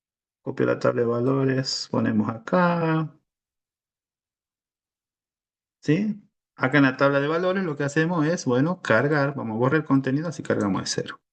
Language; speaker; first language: Spanish; native; Spanish